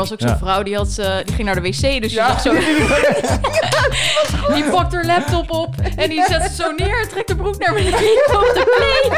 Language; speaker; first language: Dutch; native; Dutch